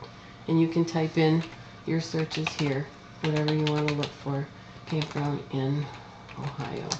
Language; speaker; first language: English; native; English